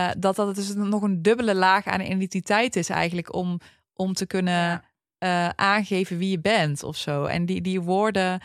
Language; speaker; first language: Dutch; early bilingual, other home language; Turkish